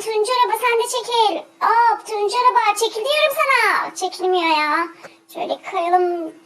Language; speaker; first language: Turkish; native; Turkish